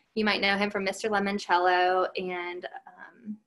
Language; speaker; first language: English; native; English